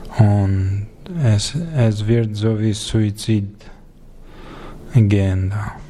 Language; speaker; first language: German; non-native, learner; Albanian